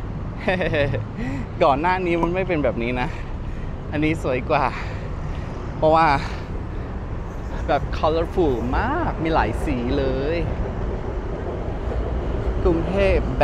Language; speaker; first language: Thai; non-native, fluent; Indonesian